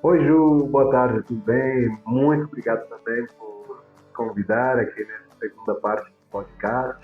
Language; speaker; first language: Portuguese; non-native, fluent; Spanish